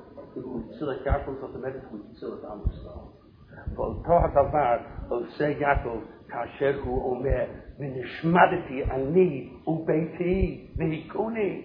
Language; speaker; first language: Hebrew; non-native, fluent; English